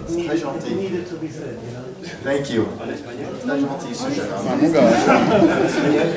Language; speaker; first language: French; early bilingual, other home language; English